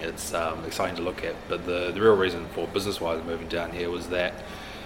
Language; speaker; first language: English; native; English